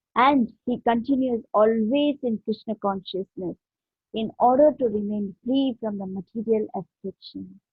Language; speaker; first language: English; non-native, local second language; Hindi